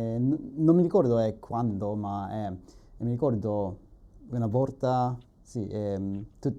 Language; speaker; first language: Italian; non-native, learner; Japanese